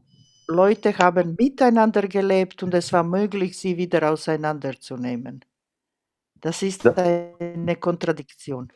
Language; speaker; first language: German; non-native, fluent; Croatian